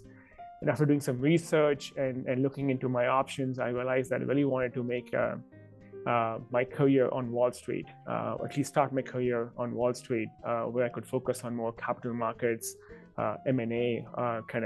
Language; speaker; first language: English; non-native, local second language; Hindi